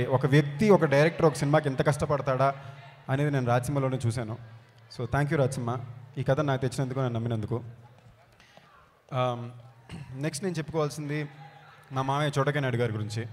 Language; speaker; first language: Telugu; native; Telugu